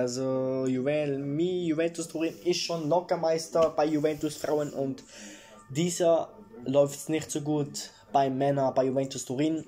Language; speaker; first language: German; early bilingual, other home language; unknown